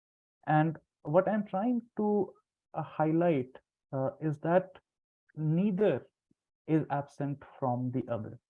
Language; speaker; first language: English; non-native, local second language; Hindi